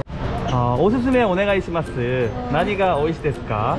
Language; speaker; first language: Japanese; non-native, learner; Korean